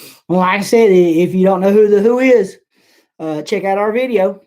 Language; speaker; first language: English; native; English